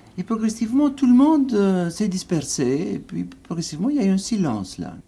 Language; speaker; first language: French; non-native, fluent; Greek